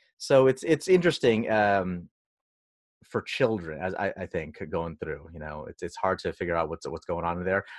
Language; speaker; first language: English; early bilingual, other home language; Filipino